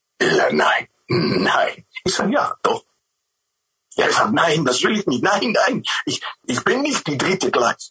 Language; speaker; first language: German; non-native, learner; Dutch